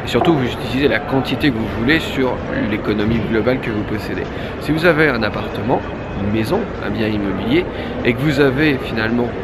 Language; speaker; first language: French; native; French